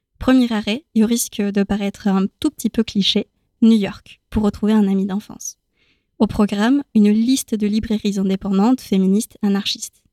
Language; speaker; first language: French; native; French